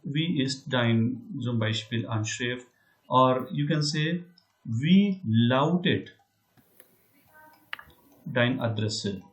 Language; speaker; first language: German; non-native, learner; Hindi